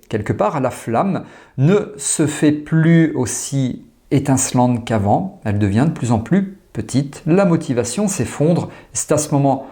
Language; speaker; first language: French; native; French